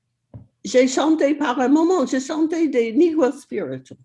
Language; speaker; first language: French; non-native, fluent; English